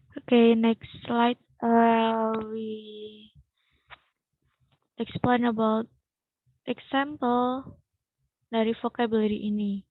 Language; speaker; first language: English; non-native, learner; Indonesian